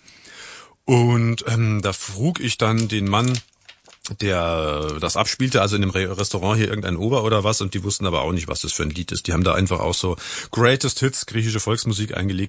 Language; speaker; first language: German; native; German